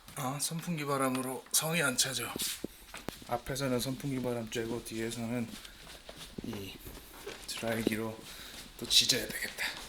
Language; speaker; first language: Korean; native; Korean